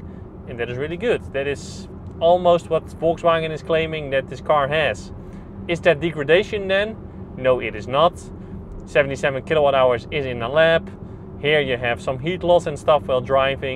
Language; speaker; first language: English; non-native, fluent; Dutch